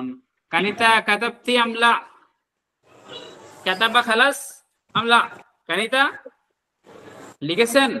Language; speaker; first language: Arabic; non-native, fluent; Bangla